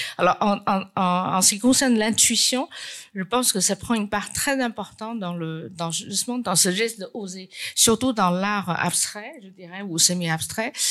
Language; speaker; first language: French; non-native, fluent; Chinese